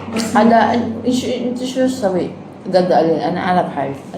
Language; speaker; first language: Arabic; non-native, learner; Filipino